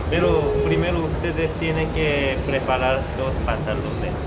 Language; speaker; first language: Spanish; non-native, learner; Korean